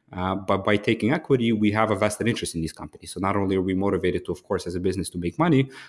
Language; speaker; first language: English; early bilingual, other home language; Ukrainian